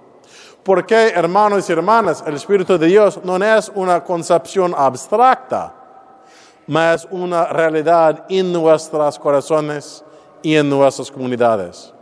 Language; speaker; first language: Spanish; non-native, fluent; English